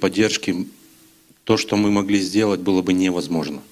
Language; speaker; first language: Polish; non-native, learner; Russian